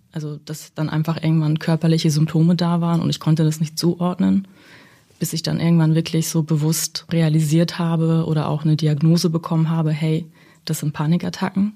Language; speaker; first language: German; early bilingual, other home language; Russian